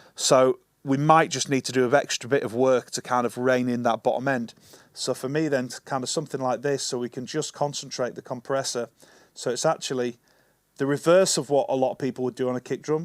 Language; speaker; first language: English; native; English